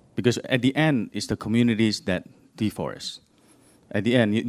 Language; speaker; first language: English; non-native, fluent; Indonesian